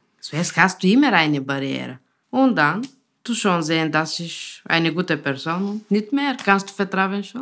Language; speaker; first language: German; non-native, learner; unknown